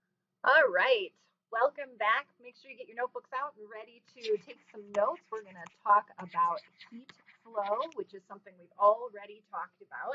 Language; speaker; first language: English; native; English